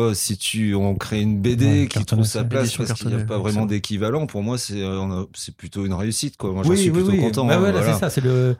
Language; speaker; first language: French; native; French